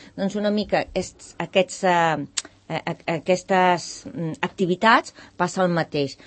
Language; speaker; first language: Catalan; native; Catalan